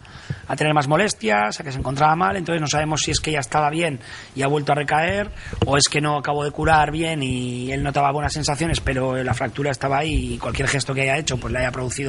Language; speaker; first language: Spanish; native; Spanish